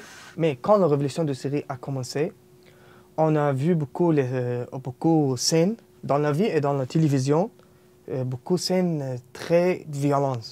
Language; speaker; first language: French; non-native, learner; Arabic